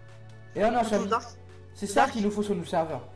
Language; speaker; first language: French; native; French